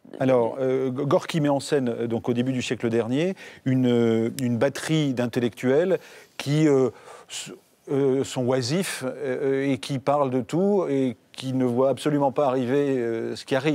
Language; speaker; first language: French; native; French